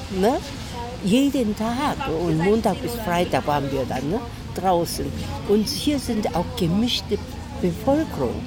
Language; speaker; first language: German; non-native, learner; Korean